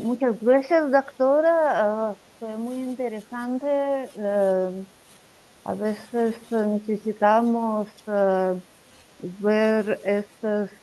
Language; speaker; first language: Spanish; non-native, learner; Russian